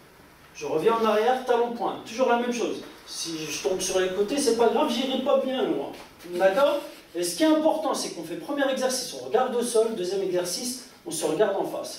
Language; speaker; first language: French; native; French